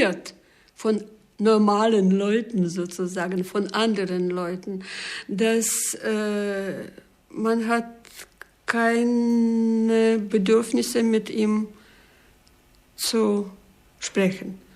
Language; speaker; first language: German; non-native, fluent; Slovak